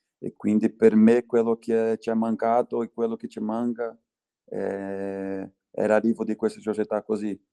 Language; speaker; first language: Italian; non-native, fluent; Portuguese